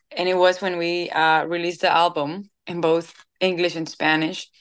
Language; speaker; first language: English; non-native, fluent; Spanish